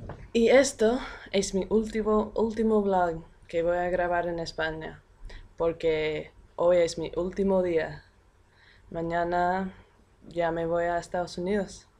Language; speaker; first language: Spanish; non-native, fluent; English